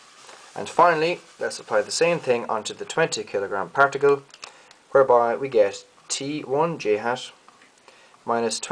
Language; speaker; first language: English; native; English